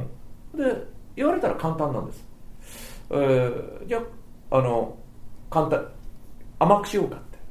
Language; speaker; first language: Japanese; native; Japanese